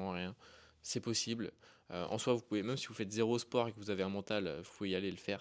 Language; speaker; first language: French; native; French